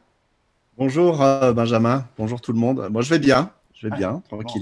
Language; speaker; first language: French; native; French